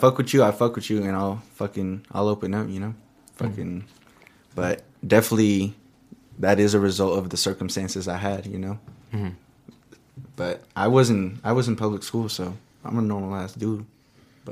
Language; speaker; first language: English; early bilingual, other home language; Spanish